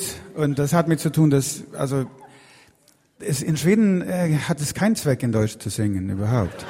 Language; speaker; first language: German; non-native, learner; Swedish